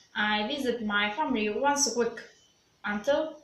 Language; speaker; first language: English; non-native, learner; Vietnamese